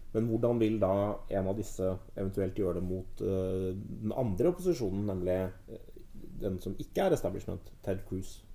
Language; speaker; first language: Norwegian; native; Norwegian